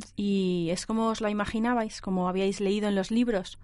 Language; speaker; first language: Spanish; native; Spanish